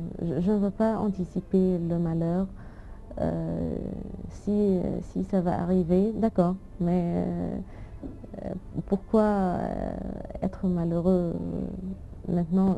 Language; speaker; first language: French; non-native, fluent; Arabic